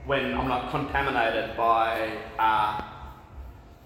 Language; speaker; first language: English; native; English